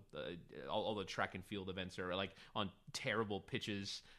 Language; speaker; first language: English; early bilingual, other home language; Spanish